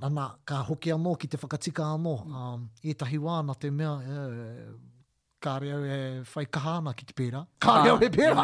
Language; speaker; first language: Māori; non-native, local second language; English